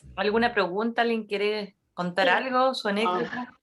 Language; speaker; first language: Spanish; native; Spanish